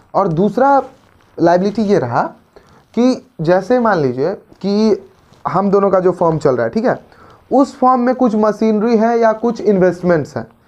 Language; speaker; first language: Hindi; native; Hindi